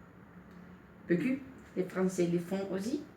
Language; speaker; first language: French; non-native, learner; Spanish